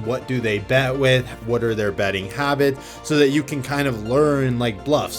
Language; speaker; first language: English; native; English